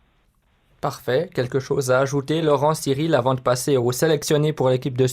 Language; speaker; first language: French; native; French